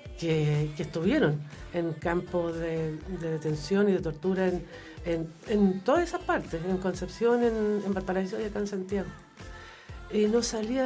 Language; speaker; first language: Spanish; native; Spanish